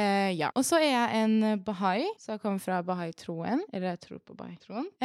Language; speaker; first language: Norwegian; early bilingual, other home language; Persian